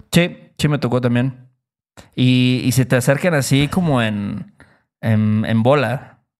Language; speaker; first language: Spanish; native; Spanish